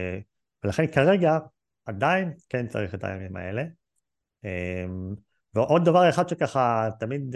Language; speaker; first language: Hebrew; native; Hebrew